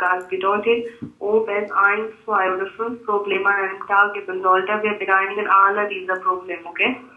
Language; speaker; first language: German; non-native, learner; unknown